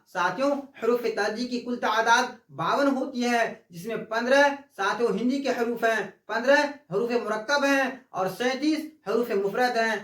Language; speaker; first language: Urdu; native; Urdu